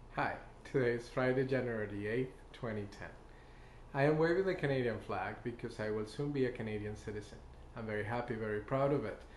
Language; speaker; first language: English; non-native, fluent; Spanish